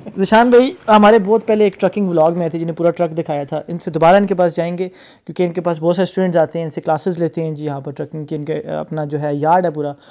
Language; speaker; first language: Urdu; native; Urdu